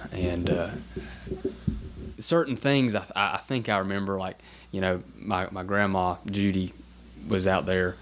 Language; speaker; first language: English; native; English